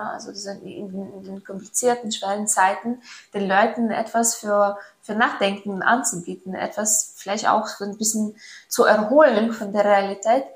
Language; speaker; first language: German; non-native, fluent; Ukrainian